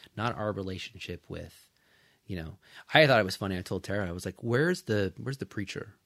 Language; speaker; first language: English; native; English